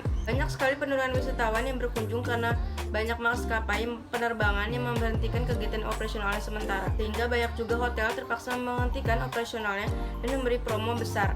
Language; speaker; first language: Indonesian; native; Indonesian